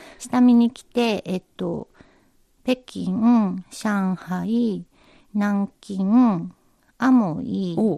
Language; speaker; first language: Japanese; native; Japanese